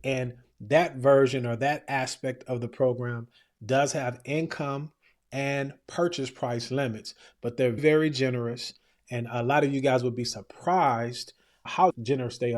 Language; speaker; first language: English; native; English